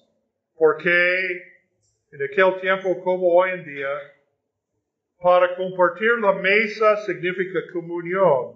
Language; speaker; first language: Spanish; non-native, fluent; English